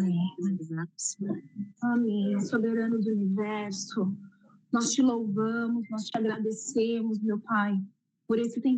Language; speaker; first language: Portuguese; native; Portuguese